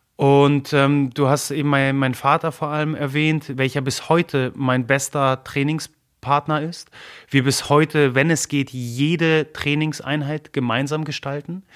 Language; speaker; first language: German; early bilingual, other home language; Polish